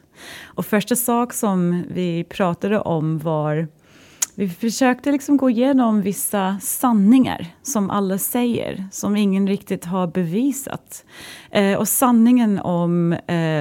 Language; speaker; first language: Swedish; non-native, fluent; English